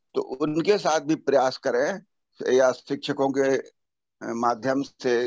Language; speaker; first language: Hindi; native; Hindi